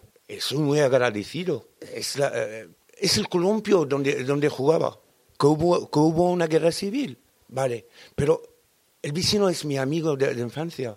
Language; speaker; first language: Spanish; non-native, fluent; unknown